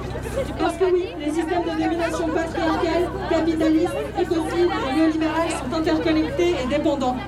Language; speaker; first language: French; native; French